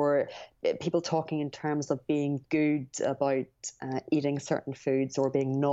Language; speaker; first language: English; native; English